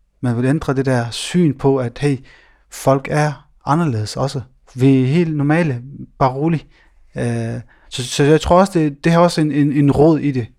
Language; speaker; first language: Danish; early bilingual, other home language; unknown